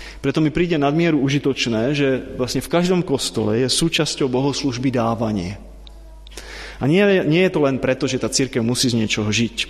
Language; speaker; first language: Slovak; non-native, fluent; Czech